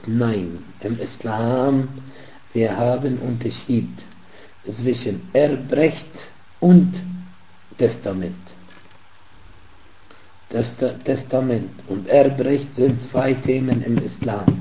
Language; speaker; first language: German; non-native, fluent; Arabic